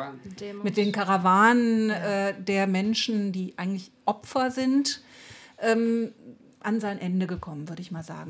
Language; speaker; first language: German; native; German